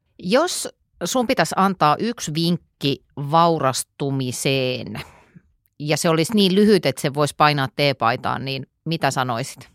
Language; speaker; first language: Finnish; native; Finnish